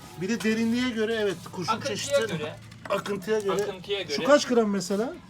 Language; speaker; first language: Turkish; native; Turkish